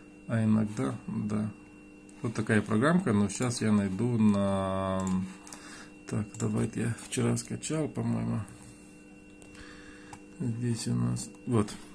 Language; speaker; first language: Russian; non-native, fluent; Romanian